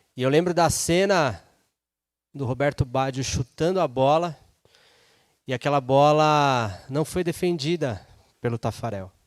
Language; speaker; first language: Portuguese; native; Portuguese